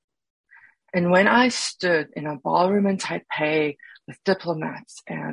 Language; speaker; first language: English; non-native, local second language; Afrikaans